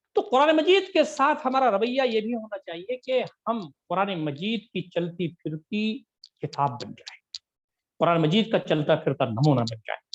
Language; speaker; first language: Urdu; native; Urdu